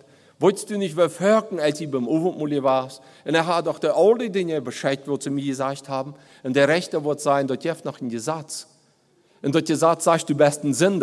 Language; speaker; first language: German; non-native, learner; Plautdietsch